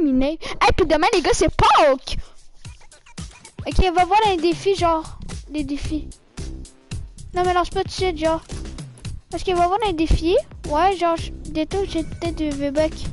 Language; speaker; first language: French; native; French